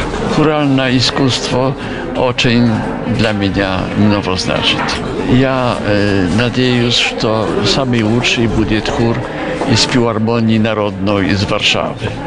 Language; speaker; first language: Russian; non-native, fluent; Polish